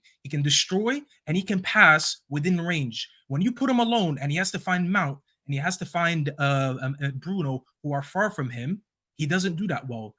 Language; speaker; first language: English; native; English